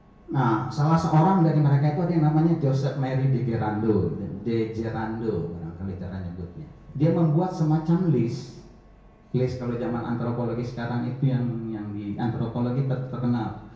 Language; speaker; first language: Indonesian; native; Indonesian